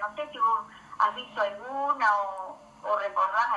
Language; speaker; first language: Spanish; native; Spanish